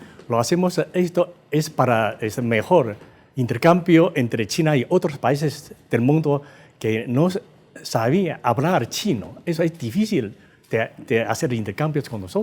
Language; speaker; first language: Spanish; non-native, fluent; Chinese